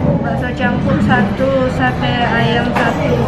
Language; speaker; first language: Indonesian; native; Indonesian